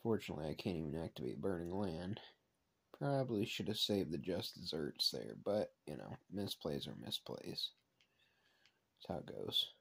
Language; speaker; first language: English; native; English